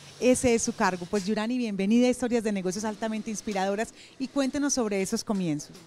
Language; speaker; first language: Spanish; native; Spanish